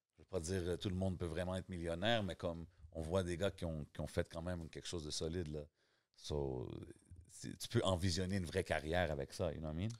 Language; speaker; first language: French; native; French